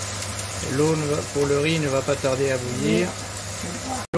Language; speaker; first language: French; native; French